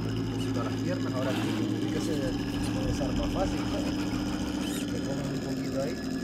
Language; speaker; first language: Spanish; native; Spanish